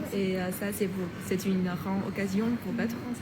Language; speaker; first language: French; non-native, fluent; Vietnamese